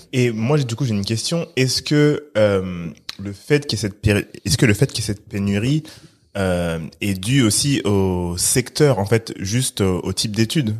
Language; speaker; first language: French; native; French